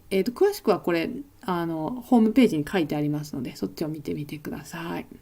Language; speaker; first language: Japanese; native; Japanese